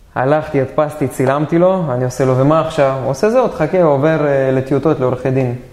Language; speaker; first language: Hebrew; native; Hebrew